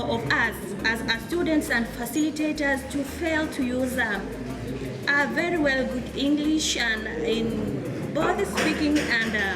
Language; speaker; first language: English; non-native, learner; Swahili